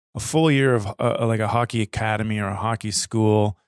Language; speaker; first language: English; native; English